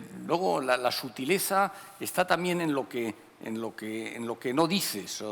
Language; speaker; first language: Spanish; native; Spanish